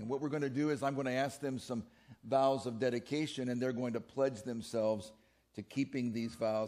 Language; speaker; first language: English; native; English